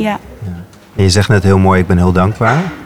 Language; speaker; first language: Dutch; non-native, learner; Arabic